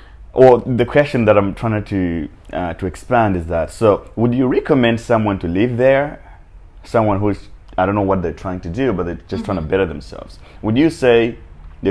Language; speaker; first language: English; non-native, local second language; Nyanja